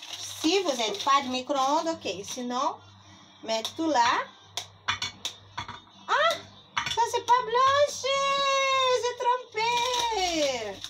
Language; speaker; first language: French; non-native, learner; Portuguese